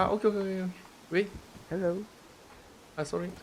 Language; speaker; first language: English; non-native, learner; Korean